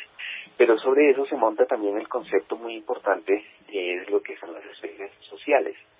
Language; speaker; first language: Spanish; native; Spanish